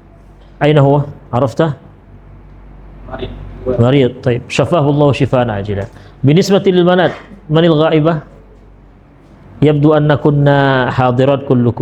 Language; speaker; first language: Arabic; non-native, fluent; Indonesian